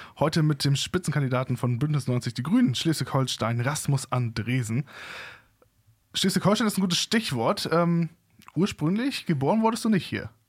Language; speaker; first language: German; native; German